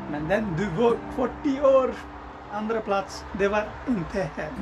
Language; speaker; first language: Swedish; non-native, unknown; Nepali